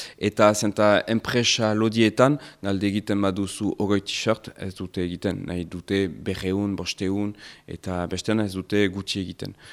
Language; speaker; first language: Basque; non-native, local second language; French